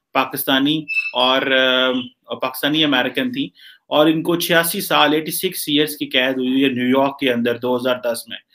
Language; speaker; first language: Hindi; native; Hindi